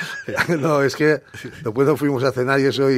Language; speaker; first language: Spanish; native; Spanish